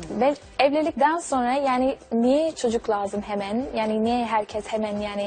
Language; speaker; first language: Turkish; non-native, learner; English